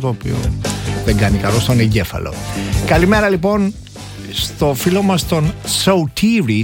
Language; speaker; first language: Greek; native; Greek